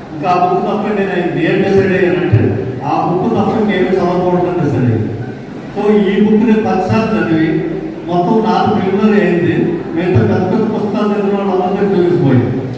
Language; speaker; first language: Telugu; native; Telugu